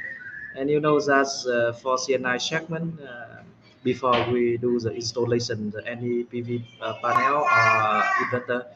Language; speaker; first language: English; non-native, fluent; Vietnamese